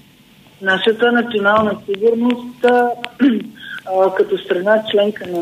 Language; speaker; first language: Bulgarian; native; Bulgarian